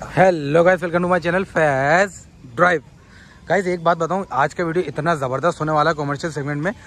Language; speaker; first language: Hindi; native; Hindi